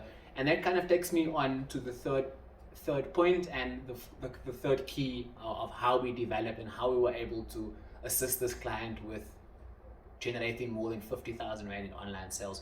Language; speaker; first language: English; non-native, local second language; Afrikaans